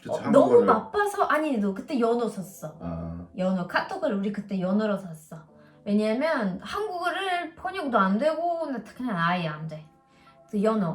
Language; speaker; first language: Korean; non-native, learner; Russian